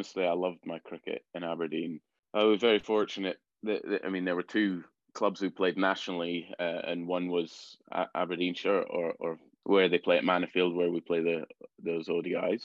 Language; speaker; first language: English; native; English